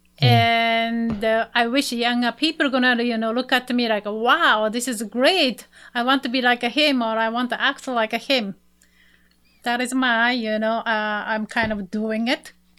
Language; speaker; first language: English; non-native, fluent; Japanese